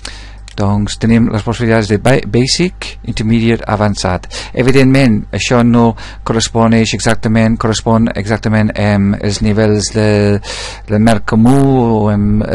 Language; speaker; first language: Catalan; non-native, local second language; Spanish